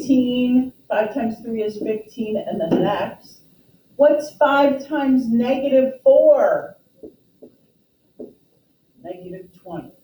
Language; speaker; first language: English; native; English